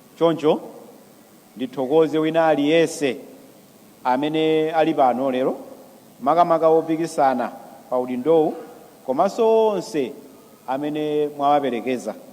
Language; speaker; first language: Nyanja; native; Nyanja